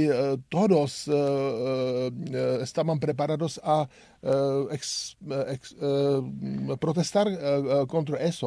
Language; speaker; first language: Spanish; non-native, learner; Czech